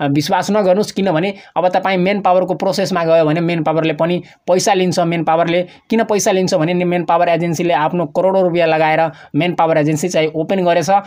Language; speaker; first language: Nepali; non-native, local second language; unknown